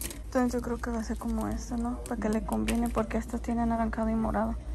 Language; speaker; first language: Spanish; early bilingual, heritage; Spanish